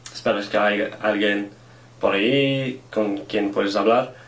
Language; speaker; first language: Spanish; non-native, fluent; English